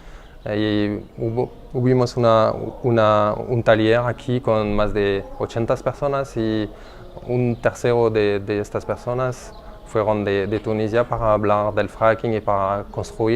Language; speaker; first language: Spanish; non-native, fluent; French